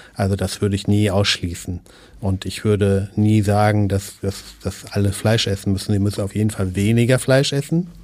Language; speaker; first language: German; native; German